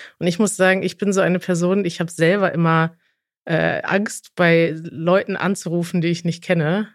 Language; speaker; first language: German; native; German